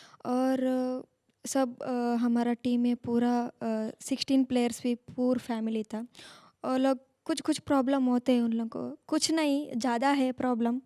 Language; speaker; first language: Hindi; non-native, local second language; Kannada